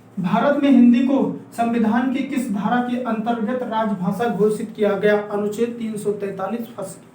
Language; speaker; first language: Hindi; native; Hindi